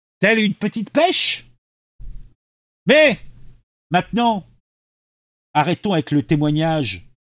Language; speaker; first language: French; native; French